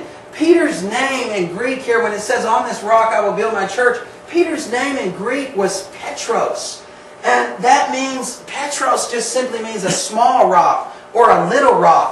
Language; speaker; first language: English; native; English